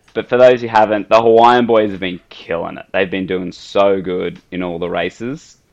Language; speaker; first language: English; native; English